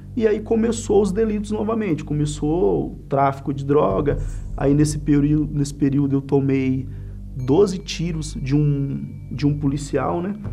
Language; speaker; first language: Portuguese; native; Portuguese